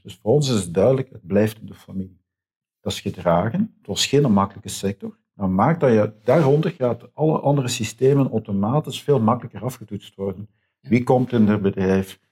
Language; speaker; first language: Dutch; native; Dutch